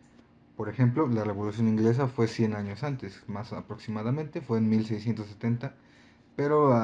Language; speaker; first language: Spanish; native; Spanish